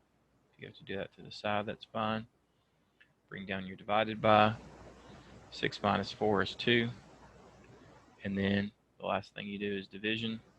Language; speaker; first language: English; native; English